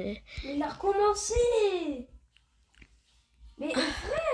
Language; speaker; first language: French; native; French